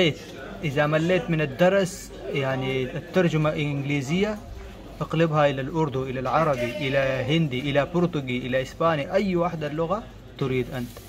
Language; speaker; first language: Arabic; non-native, fluent; Pashto